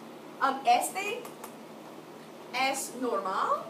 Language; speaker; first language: Spanish; non-native, fluent; English